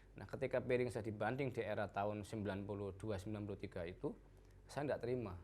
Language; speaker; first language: Indonesian; non-native, local second language; Javanese